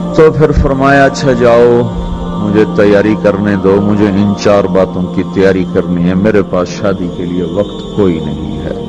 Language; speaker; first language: Urdu; non-native, local second language; Punjabi